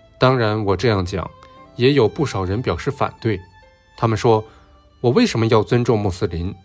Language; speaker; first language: Chinese; non-native, local second language; Cantonese